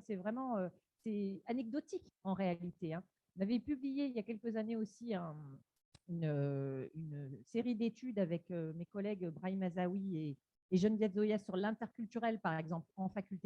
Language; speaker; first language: French; native; French